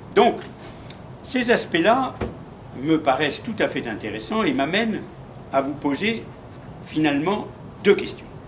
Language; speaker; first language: French; native; French